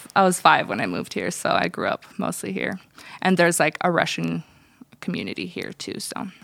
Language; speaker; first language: English; early bilingual, other home language; Russian